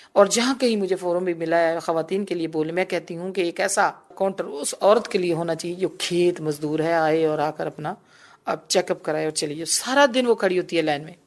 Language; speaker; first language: Urdu; non-native, local second language; Punjabi